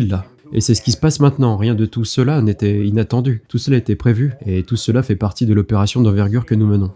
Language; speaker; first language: French; native; French